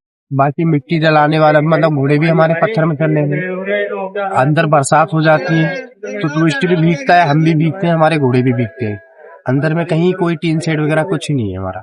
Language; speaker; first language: Hindi; native; Hindi